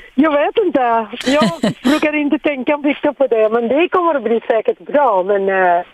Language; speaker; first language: Swedish; non-native, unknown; Arabic